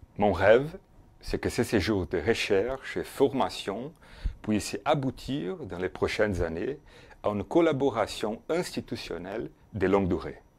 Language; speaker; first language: French; non-native, fluent; Portuguese